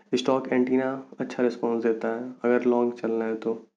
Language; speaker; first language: Hindi; native; Hindi